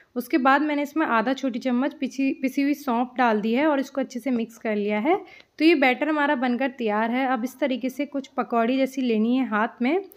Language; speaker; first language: Hindi; native; Hindi